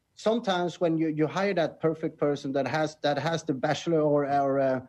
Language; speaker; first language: English; non-native, fluent; Swedish